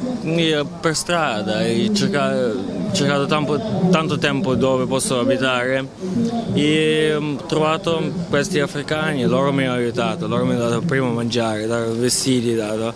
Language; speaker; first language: Italian; non-native, learner; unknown